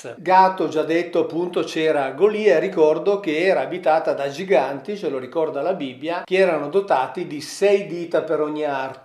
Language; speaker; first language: Italian; native; Italian